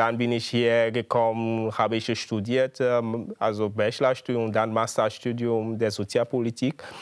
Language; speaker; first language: German; non-native, fluent; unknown